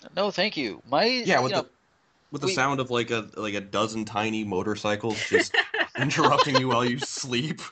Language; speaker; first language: English; native; English